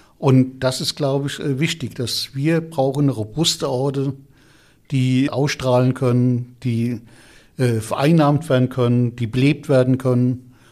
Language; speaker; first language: German; native; German